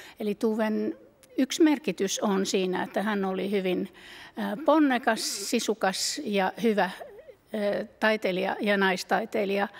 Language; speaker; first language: Finnish; native; Finnish